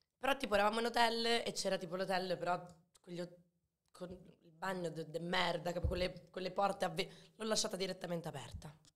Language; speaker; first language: Italian; early bilingual, other home language; Arabic